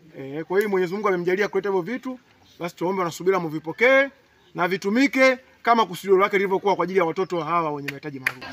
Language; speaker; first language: Swahili; native; Swahili